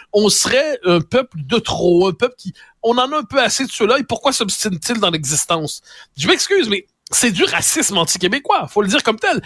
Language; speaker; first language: French; native; French